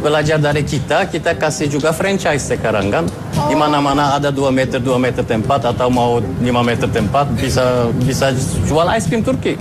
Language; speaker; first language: Indonesian; non-native, fluent; Turkish